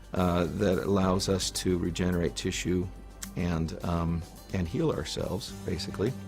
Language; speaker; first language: English; native; English